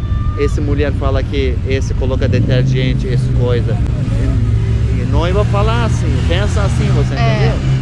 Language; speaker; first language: Portuguese; non-native, learner; Turkish